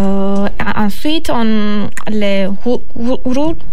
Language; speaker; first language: French; non-native, learner; Turkish